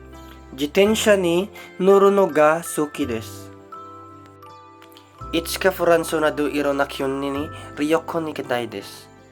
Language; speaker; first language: Japanese; non-native, learner; Hiligaynon